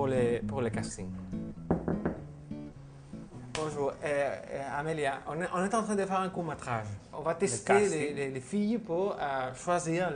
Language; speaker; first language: French; non-native, fluent; Spanish